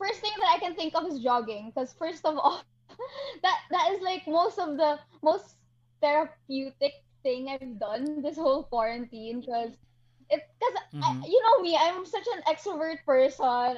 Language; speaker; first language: English; non-native, local second language; Hiligaynon